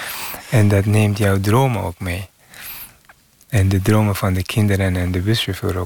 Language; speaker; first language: Dutch; non-native, fluent; Persian